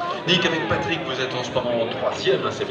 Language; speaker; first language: French; native; French